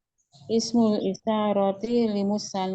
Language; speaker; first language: Arabic; non-native, learner; Indonesian